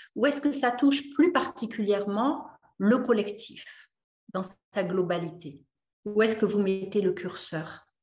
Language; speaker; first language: French; native; French